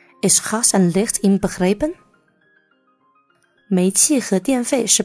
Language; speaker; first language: Dutch; non-native, learner; Chinese